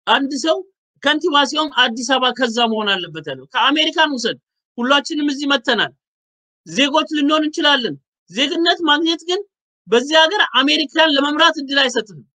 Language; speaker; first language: Amharic; native; Amharic